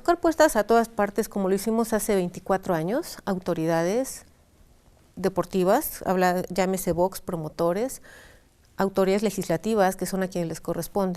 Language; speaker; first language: Spanish; native; Spanish